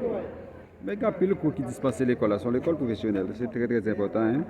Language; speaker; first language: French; non-native, local second language; Haitian Creole